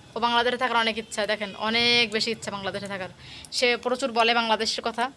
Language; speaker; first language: Bangla; native; Bangla